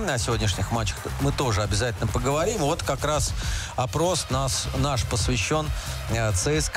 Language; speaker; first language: Russian; native; Russian